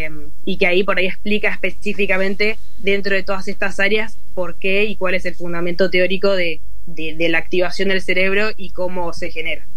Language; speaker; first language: Spanish; native; Spanish